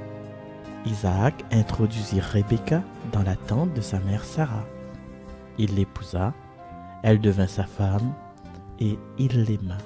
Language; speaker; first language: French; non-native, local second language; Malagasy